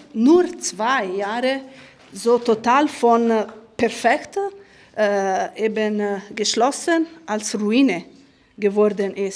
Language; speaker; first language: German; non-native, fluent; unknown